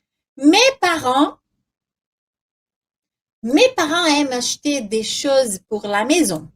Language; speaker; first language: French; non-native, fluent; Portuguese